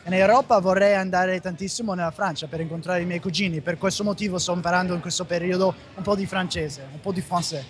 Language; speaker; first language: Italian; non-native, fluent; English